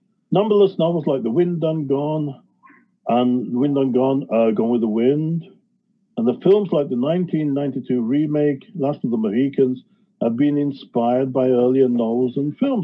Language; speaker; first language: English; native; English